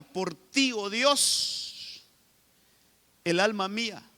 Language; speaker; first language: Spanish; native; Spanish